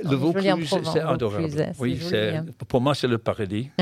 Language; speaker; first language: French; non-native, fluent; English